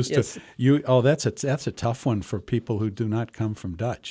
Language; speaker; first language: English; native; English